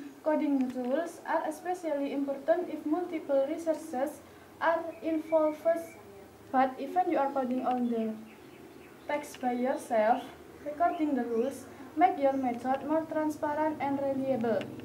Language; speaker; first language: English; non-native, learner; Indonesian